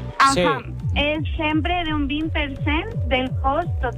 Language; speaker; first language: Catalan; non-native, local second language; Spanish